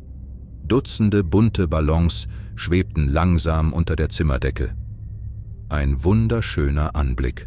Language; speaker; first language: German; native; German